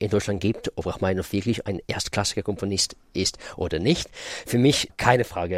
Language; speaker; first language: German; non-native, fluent; Russian